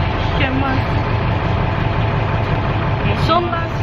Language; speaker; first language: Spanish; non-native, learner; English